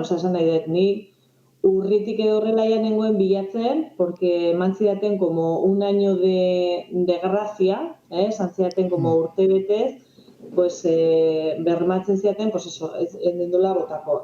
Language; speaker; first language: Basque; non-native, local second language; Spanish